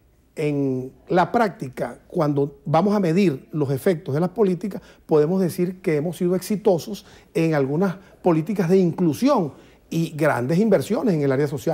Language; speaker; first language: Spanish; native; Spanish